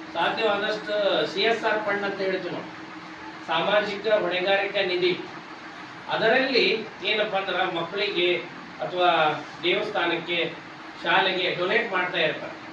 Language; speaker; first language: Kannada; native; Kannada